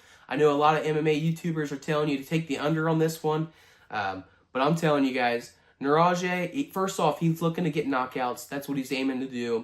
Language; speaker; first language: English; native; English